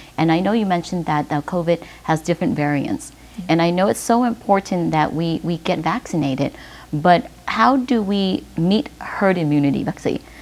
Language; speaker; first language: English; early bilingual, other home language; Vietnamese